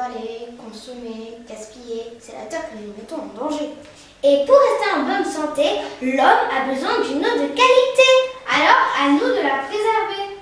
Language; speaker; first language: French; native; French